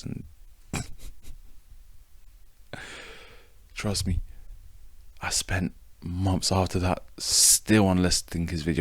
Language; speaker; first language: English; native; English